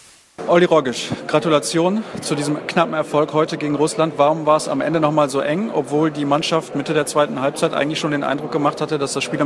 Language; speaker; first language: German; native; German